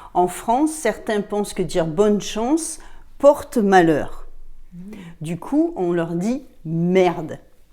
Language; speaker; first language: French; native; French